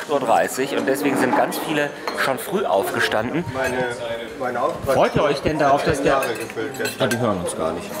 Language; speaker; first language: German; native; German